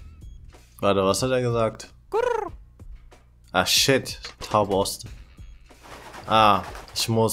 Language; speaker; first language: German; native; German